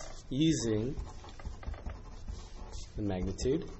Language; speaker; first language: English; native; English